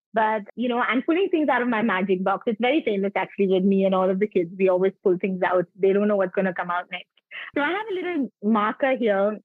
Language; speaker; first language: English; non-native, local second language; Punjabi